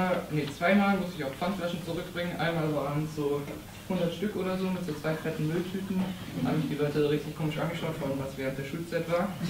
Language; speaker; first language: German; native; German